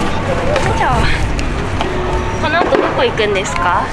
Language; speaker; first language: Japanese; native; Japanese